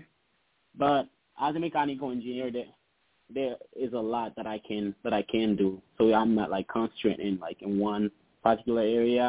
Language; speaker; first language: English; non-native, fluent; Haitian Creole